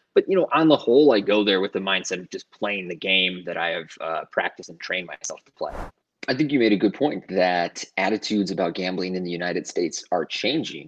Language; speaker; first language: English; native; English